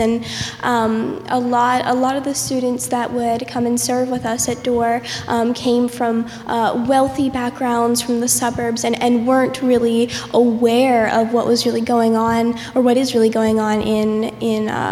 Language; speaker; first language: English; native; English